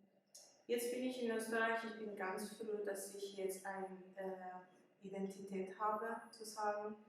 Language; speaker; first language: German; early bilingual, other home language; Persian